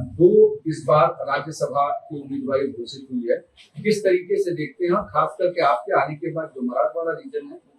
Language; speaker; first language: Hindi; non-native, local second language; Marathi